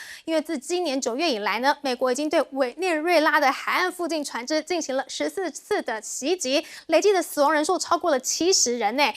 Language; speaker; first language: Chinese; native; Chinese